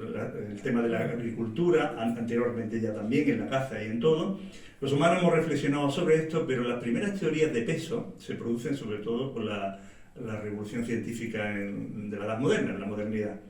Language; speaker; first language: Spanish; native; Spanish